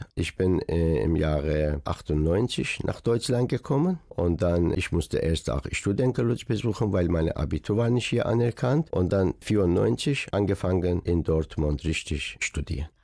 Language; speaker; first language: German; non-native, learner; Persian